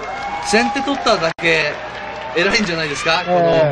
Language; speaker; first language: Japanese; native; Japanese